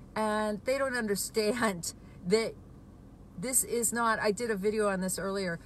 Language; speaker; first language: English; native; English